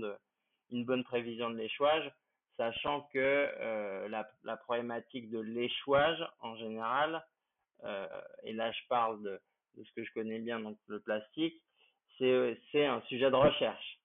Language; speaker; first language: French; native; French